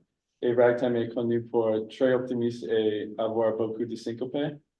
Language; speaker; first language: French; non-native, learner; English